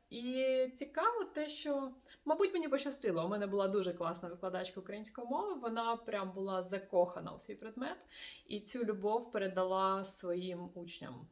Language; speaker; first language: Ukrainian; non-native, local second language; Russian